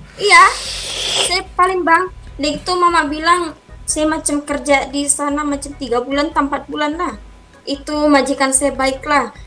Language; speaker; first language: Indonesian; native; Indonesian